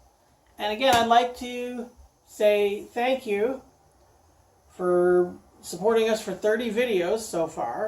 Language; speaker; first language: English; native; English